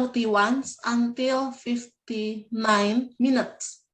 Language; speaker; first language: English; non-native, learner; Indonesian